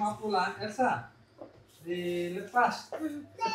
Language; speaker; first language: Indonesian; non-native, learner; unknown